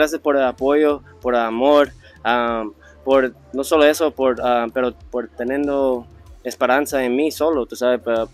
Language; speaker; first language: Spanish; early bilingual, heritage; Spanish